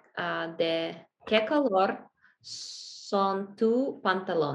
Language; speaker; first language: Spanish; non-native, learner; Russian